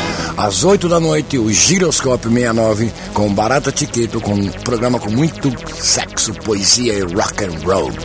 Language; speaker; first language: Portuguese; native; Portuguese